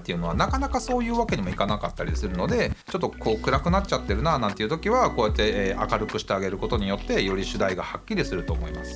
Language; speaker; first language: Japanese; native; Japanese